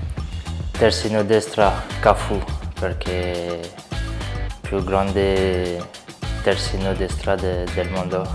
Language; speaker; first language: Italian; non-native, learner; French